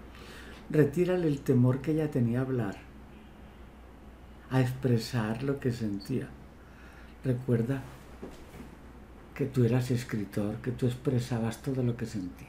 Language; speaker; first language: Spanish; native; Spanish